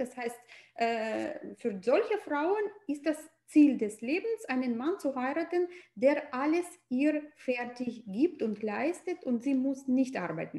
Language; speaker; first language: German; non-native, fluent; Russian